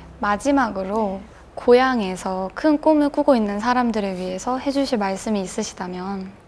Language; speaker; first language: Korean; native; Korean